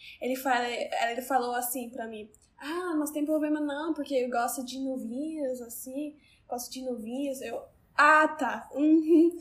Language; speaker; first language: Portuguese; non-native, learner; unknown